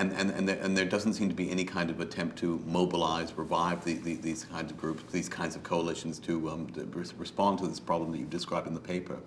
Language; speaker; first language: English; native; English